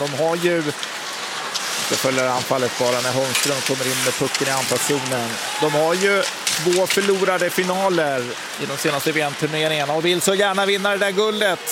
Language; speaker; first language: Swedish; native; Swedish